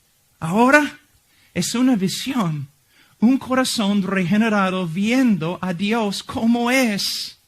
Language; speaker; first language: Spanish; non-native, fluent; English